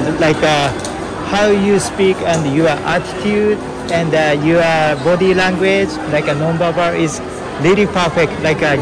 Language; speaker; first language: English; non-native, learner; Japanese